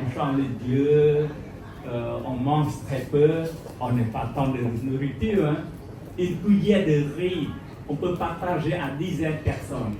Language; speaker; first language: French; non-native, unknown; Khmer